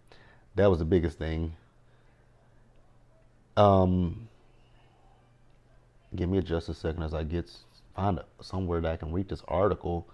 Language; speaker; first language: English; native; English